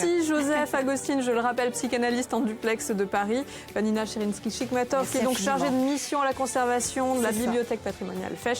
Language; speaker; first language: French; native; French